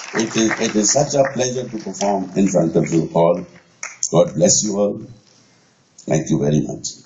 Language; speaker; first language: English; non-native, local second language; Punjabi